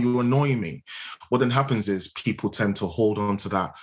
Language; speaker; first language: English; non-native, local second language; Yoruba